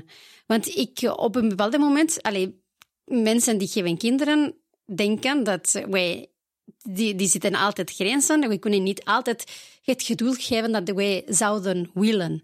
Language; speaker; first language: Dutch; non-native, fluent; Spanish